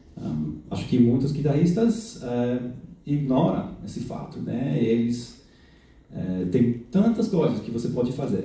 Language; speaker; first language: Portuguese; non-native, fluent; English